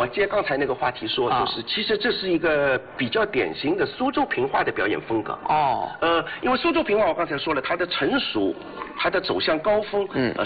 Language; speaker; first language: Chinese; non-native, local second language; Wu Chinese